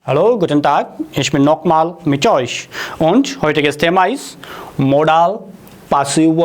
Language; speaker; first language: German; non-native, fluent; Hindi